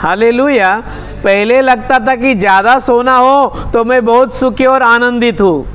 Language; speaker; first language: Hindi; non-native, local second language; Marathi